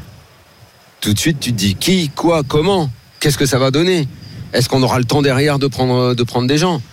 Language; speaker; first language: French; native; French